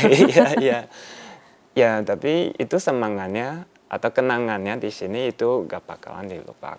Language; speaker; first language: Indonesian; non-native, fluent; Chinese